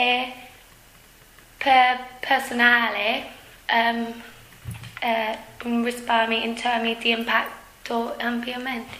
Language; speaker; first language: Italian; non-native, learner; English